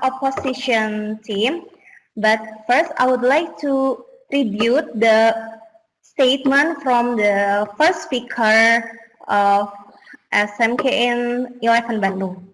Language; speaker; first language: English; non-native, learner; Indonesian